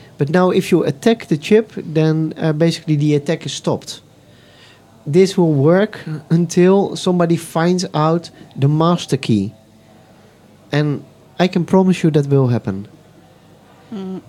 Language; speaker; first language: English; non-native, fluent; Dutch